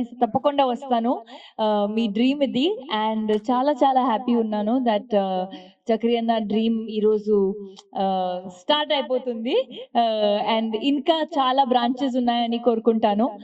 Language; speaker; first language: Telugu; non-native, learner; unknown